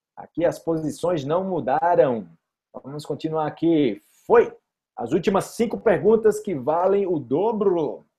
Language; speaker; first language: Portuguese; native; Portuguese